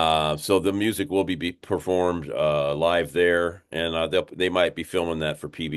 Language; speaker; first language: English; native; English